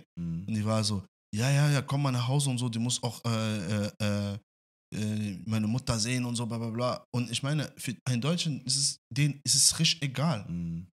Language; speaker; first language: German; non-native, fluent; French